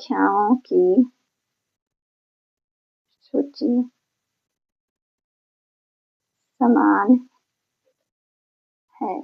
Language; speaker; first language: Hindi; native; Hindi